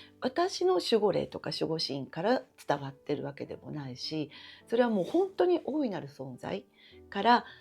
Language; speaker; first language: Japanese; native; Japanese